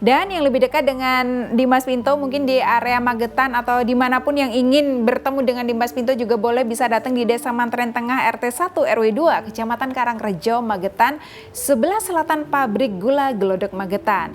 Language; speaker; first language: Indonesian; native; Indonesian